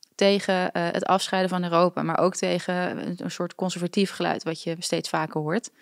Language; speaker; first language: Dutch; native; Dutch